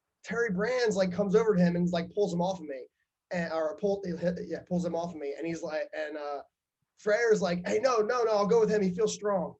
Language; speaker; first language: English; native; English